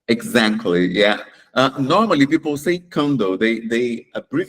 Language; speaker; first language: English; non-native, fluent; Portuguese